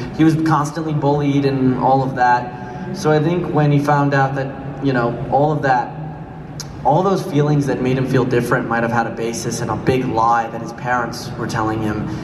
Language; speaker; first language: English; native; English